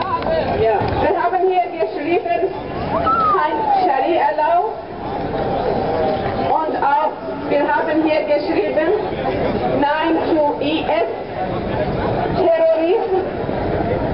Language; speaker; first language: German; non-native, fluent; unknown